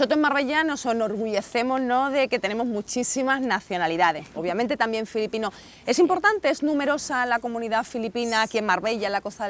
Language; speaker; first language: Spanish; native; Spanish